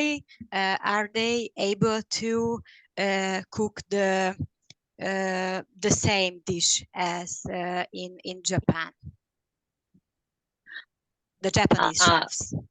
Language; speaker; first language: English; non-native, learner; Hungarian